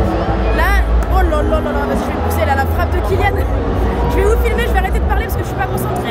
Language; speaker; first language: French; native; French